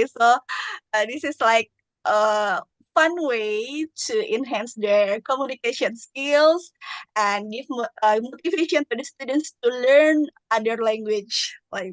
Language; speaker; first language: English; non-native, learner; Indonesian